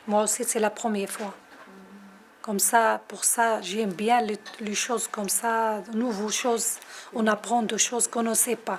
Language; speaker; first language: French; non-native, local second language; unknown